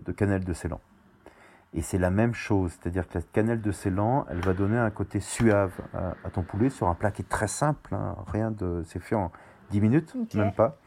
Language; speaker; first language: French; native; French